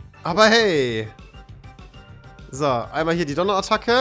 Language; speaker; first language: German; native; German